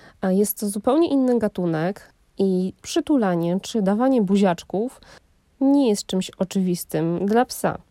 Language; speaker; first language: Polish; native; Polish